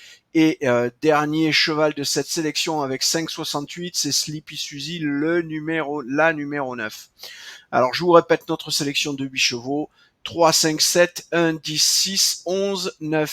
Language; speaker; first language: French; native; French